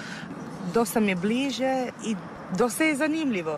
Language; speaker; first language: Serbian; non-native, fluent; Italian